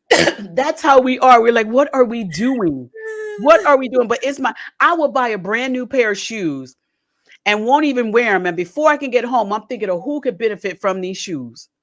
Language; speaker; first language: English; native; English